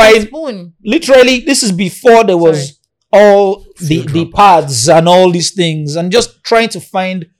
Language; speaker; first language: English; non-native, local second language; Yoruba